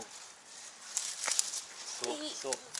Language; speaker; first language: Japanese; native; Japanese